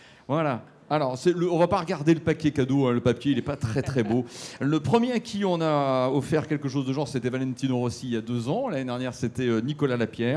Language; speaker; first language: French; native; French